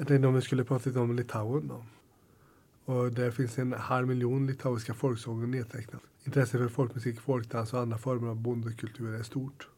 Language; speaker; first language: Swedish; native; Swedish